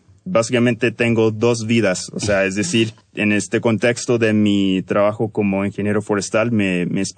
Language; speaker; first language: Spanish; early bilingual, heritage; Spanish